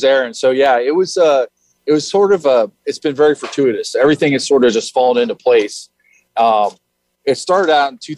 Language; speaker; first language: English; native; English